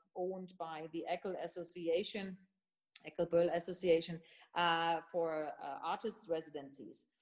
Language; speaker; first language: English; non-native, fluent; German